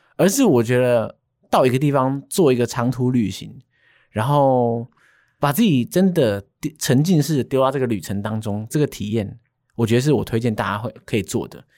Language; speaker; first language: Chinese; native; Chinese